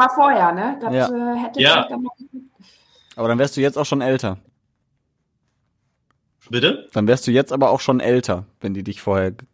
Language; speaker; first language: German; native; German